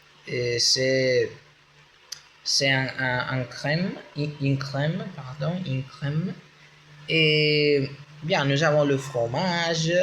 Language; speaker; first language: French; non-native, learner; Spanish